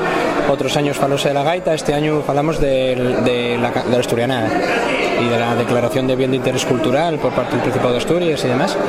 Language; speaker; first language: Spanish; native; Spanish